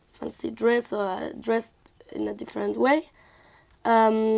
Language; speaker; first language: English; non-native, learner; Spanish